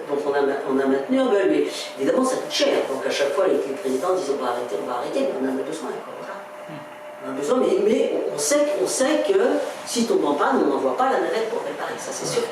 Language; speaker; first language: French; native; French